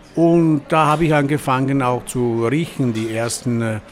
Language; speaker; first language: German; non-native, fluent; Italian